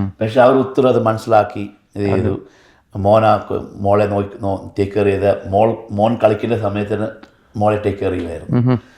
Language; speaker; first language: Malayalam; early bilingual, heritage; Malayalam